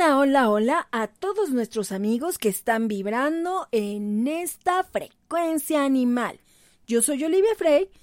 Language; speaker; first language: Spanish; native; Spanish